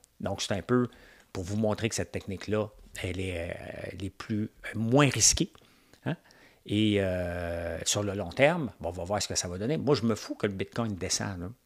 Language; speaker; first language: French; native; French